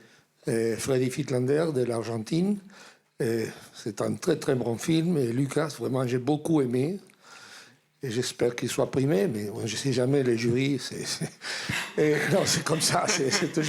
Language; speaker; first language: French; non-native, fluent; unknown